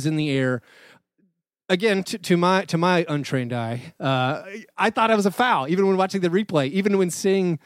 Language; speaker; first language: English; native; English